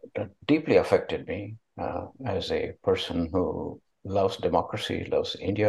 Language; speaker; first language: English; non-native, local second language; Kannada